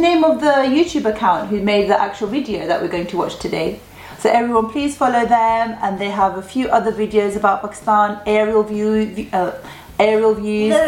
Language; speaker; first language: English; early bilingual, other home language; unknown